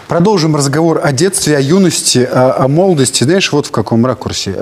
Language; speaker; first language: Russian; native; Russian